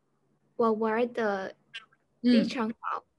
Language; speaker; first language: Chinese; non-native, learner; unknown